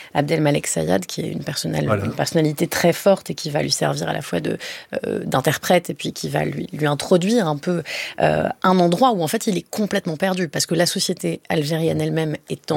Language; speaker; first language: French; native; French